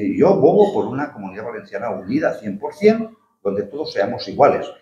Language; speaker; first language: Spanish; native; Spanish